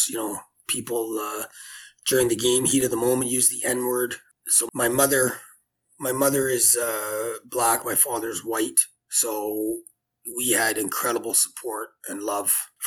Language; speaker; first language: English; native; English